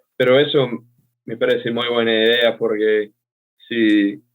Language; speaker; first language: Spanish; non-native, fluent; English